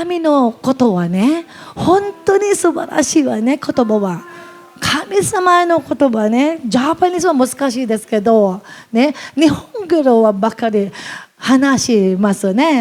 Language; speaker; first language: Japanese; non-native, learner; Filipino